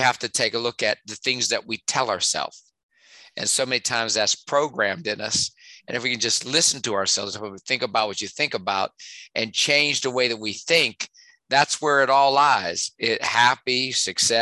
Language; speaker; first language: English; native; English